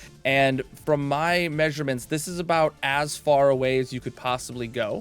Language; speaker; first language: English; native; English